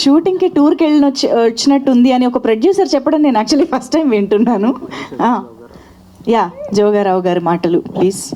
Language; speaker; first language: Telugu; native; Telugu